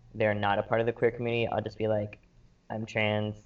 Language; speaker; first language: English; early bilingual, other home language; Arabic